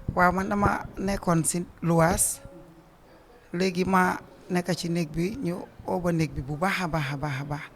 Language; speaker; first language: Wolof; non-native, local second language; Serer